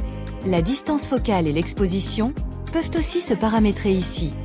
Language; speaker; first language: French; native; French